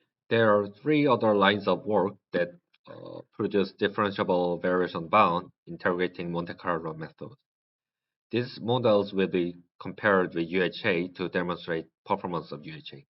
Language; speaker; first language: English; non-native, learner; Korean